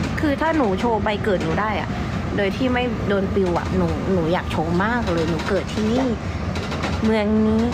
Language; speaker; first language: Thai; early bilingual, heritage; Thai